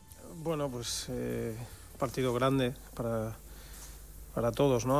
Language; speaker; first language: Spanish; native; Spanish